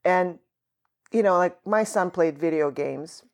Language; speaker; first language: English; early bilingual, other home language; Russian